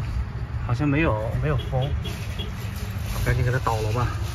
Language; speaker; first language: Chinese; native; Chinese